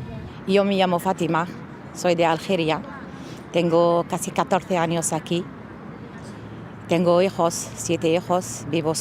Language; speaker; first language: Spanish; non-native, learner; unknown